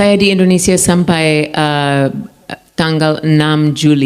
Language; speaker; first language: Indonesian; non-native, fluent; English